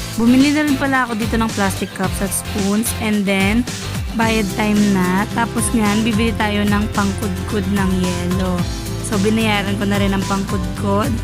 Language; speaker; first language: Filipino; non-native, local second language; Pampanga